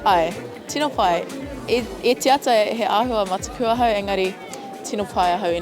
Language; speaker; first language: Māori; non-native, local second language; English